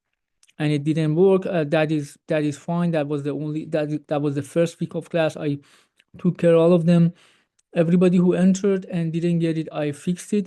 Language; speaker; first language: English; non-native, fluent; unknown